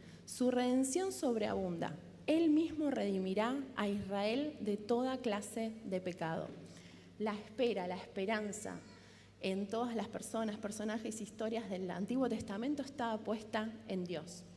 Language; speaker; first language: Spanish; native; Spanish